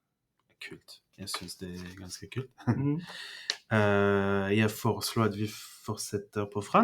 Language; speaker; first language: Norwegian; non-native, fluent; French